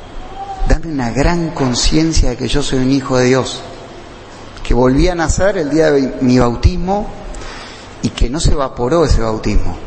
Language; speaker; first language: Spanish; native; Spanish